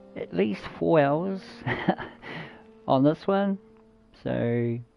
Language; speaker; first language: English; native; English